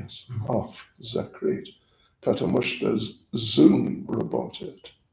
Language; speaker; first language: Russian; non-native, learner; English